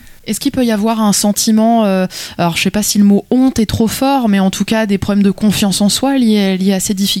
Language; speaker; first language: French; native; French